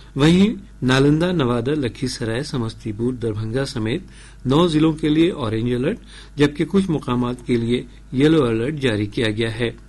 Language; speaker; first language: Urdu; native; Urdu